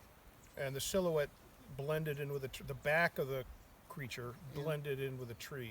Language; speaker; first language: English; native; English